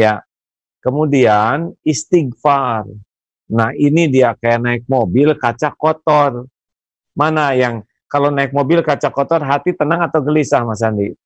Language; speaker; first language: Indonesian; non-native, local second language; Sundanese